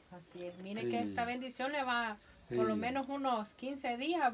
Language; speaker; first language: Spanish; native; Spanish